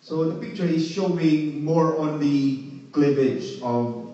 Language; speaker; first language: English; non-native, local second language; Filipino